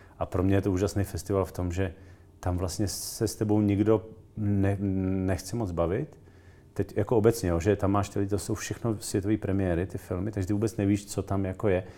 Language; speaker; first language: Czech; native; Czech